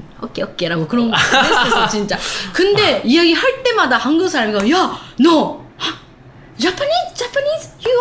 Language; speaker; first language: Korean; non-native, learner; Japanese